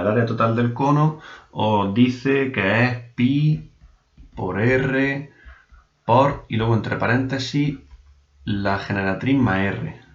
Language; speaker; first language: Spanish; native; Spanish